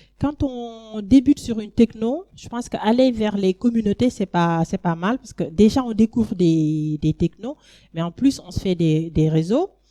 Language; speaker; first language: French; non-native, local second language; Wolof